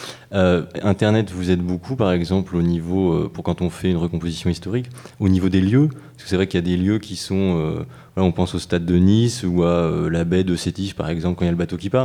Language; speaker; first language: French; native; French